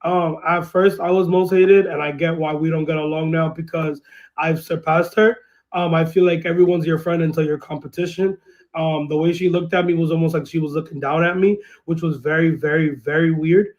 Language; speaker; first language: English; early bilingual, other home language; Spanish